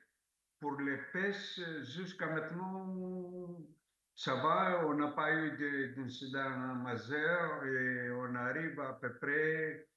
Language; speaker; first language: French; non-native, fluent; Greek